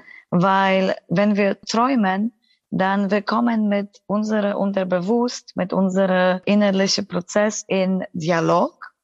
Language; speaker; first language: German; non-native, fluent; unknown